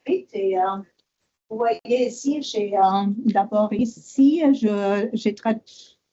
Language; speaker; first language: French; non-native, learner; German